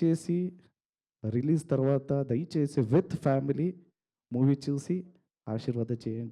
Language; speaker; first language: Telugu; non-native, learner; Kannada